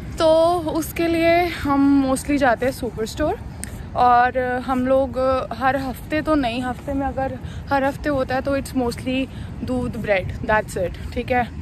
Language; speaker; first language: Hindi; non-native, local second language; Punjabi